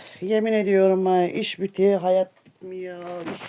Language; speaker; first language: Turkish; native; Turkish